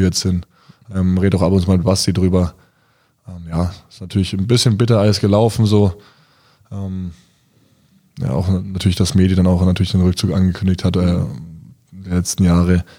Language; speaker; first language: German; native; German